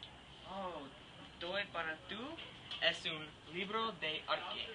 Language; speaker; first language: Spanish; non-native, learner; English